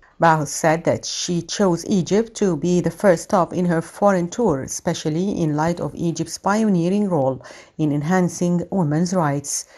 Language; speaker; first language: English; non-native, fluent; Arabic